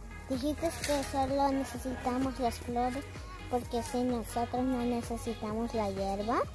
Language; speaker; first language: Spanish; early bilingual, heritage; Spanish